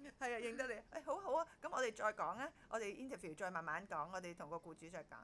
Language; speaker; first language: Cantonese; native; Cantonese